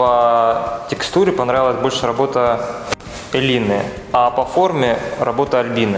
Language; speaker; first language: Russian; native; Russian